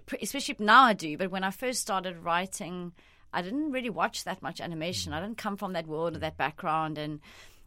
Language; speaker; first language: English; non-native, local second language; Italian